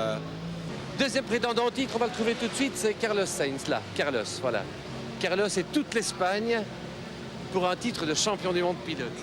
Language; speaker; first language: French; native; French